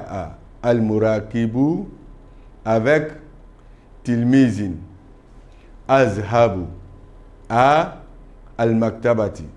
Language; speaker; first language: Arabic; non-native, fluent; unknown